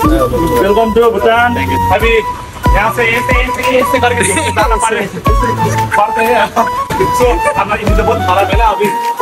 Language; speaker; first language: Hindi; non-native, learner; Nepali